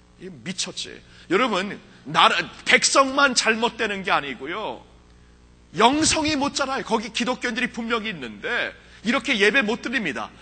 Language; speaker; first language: Korean; early bilingual, heritage; Korean